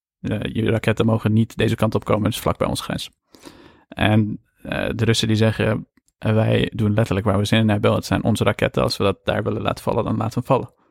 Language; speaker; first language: Dutch; early bilingual, other home language; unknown